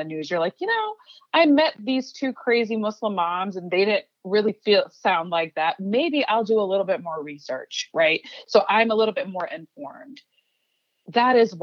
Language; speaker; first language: English; early bilingual, other home language; Urdu